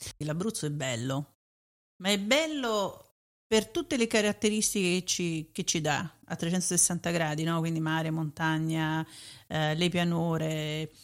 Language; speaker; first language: Italian; native; Italian